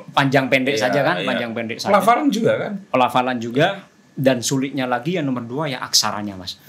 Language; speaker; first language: Indonesian; non-native, local second language; Madurese